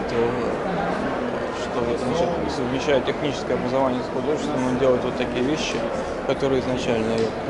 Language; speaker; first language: Russian; native; Russian